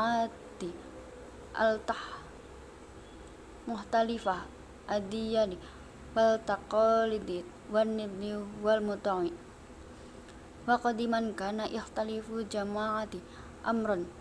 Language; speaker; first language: Arabic; non-native, learner; Indonesian